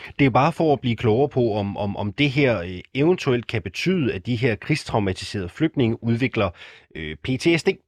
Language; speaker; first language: Danish; native; Danish